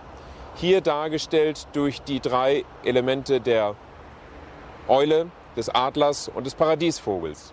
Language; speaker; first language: German; native; German